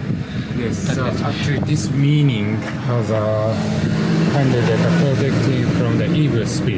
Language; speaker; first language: English; non-native, learner; Japanese